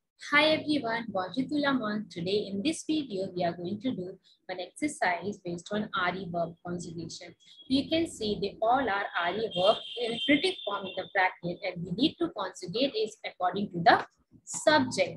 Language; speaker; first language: English; non-native, local second language; Hindi